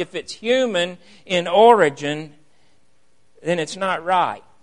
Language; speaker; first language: English; native; English